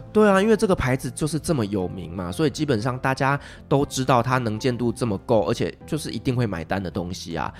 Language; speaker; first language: Chinese; native; Chinese